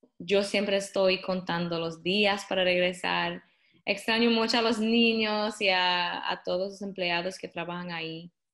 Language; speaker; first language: Spanish; non-native, fluent; English